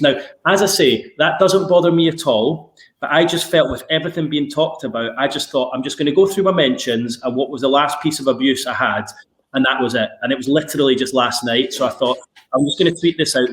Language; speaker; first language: English; native; English